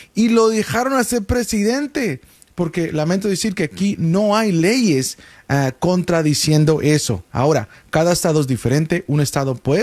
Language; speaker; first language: Spanish; early bilingual, heritage; Spanish